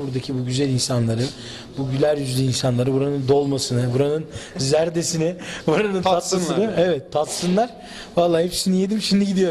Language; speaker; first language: Turkish; native; Turkish